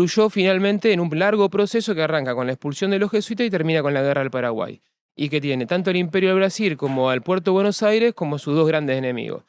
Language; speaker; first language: Spanish; native; Spanish